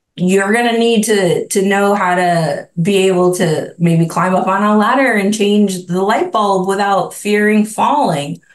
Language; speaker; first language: English; native; English